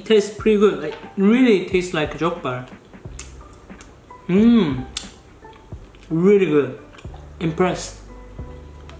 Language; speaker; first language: English; non-native, fluent; Korean